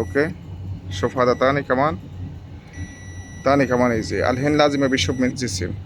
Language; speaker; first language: Arabic; non-native, learner; Bangla